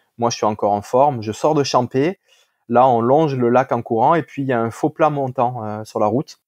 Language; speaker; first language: French; native; French